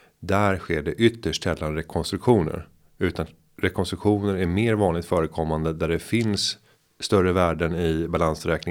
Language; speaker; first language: Swedish; native; Swedish